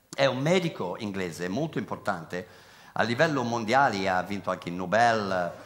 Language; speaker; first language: Italian; non-native, fluent; English